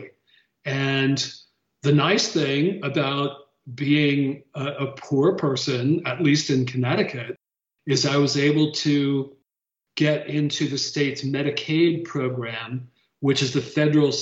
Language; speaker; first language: English; native; English